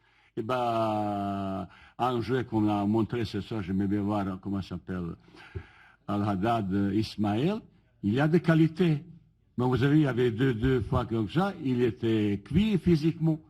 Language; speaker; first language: French; non-native, fluent; Bosnian